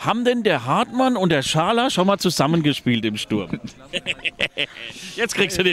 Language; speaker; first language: German; native; German